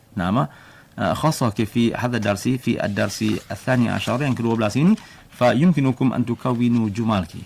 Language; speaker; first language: Arabic; non-native, fluent; Malay